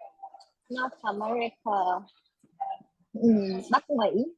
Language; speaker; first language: English; non-native, learner; Vietnamese